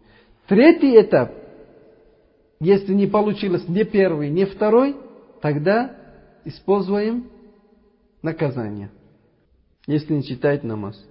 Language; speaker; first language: Russian; non-native, learner; Uzbek